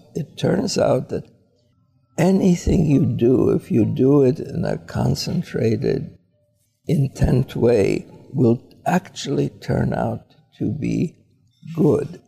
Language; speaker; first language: English; early bilingual, other home language; Polish